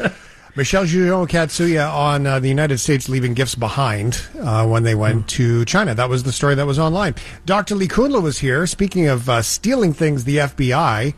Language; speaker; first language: English; native; English